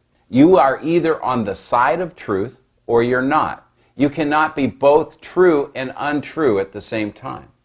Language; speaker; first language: English; native; English